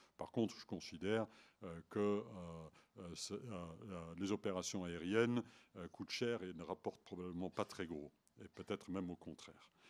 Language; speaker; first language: French; native; French